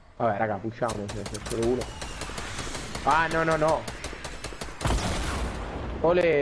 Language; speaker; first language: Italian; native; Italian